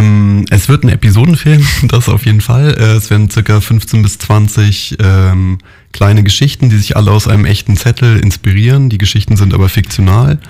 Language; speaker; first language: German; native; German